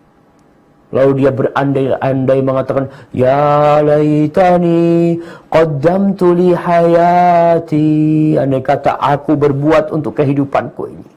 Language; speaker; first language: Indonesian; native; Indonesian